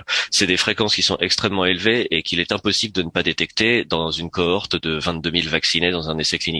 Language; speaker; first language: French; native; French